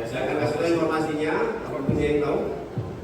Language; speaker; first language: Indonesian; native; Indonesian